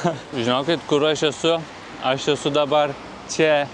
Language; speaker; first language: Lithuanian; non-native, learner; Turkish